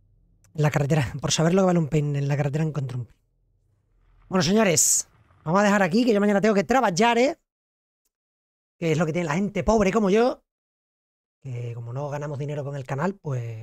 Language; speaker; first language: Spanish; native; Spanish